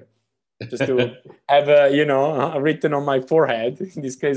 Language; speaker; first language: English; non-native, fluent; Italian